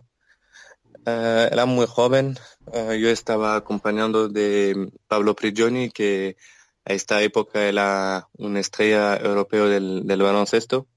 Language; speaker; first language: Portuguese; non-native, learner; French